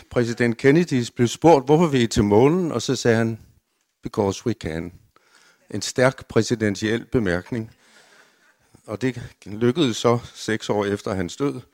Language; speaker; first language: Danish; native; Danish